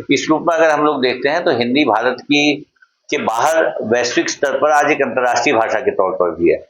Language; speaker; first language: Hindi; native; Hindi